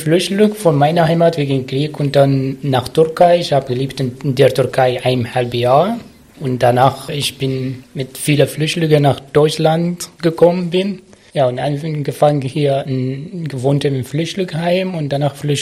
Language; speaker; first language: German; non-native, learner; Arabic